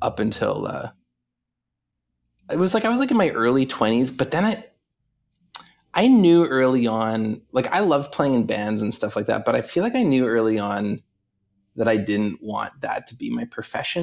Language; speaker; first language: English; native; English